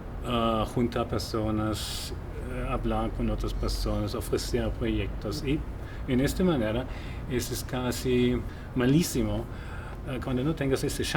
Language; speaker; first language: Spanish; non-native, fluent; German